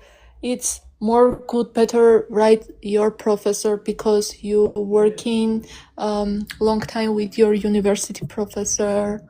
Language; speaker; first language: English; non-native, learner; Armenian